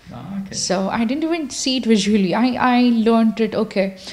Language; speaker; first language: English; non-native, local second language; Kannada